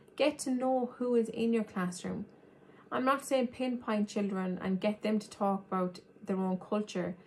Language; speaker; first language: English; native; English